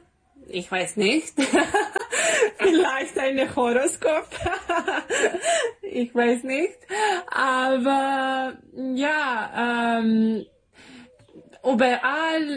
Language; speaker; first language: German; non-native, learner; Serbian